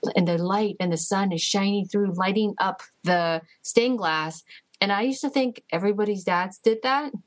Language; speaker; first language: English; early bilingual, other home language; Chinese